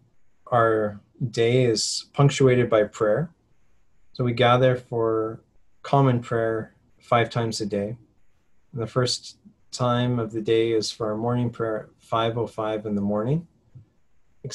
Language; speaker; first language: English; native; English